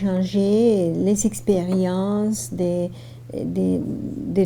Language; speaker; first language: French; non-native, fluent; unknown